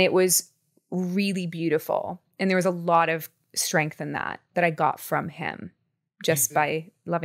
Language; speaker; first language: English; native; English